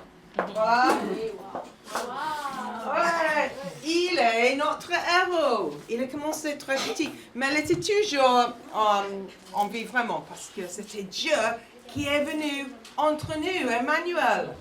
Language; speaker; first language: French; non-native, fluent; English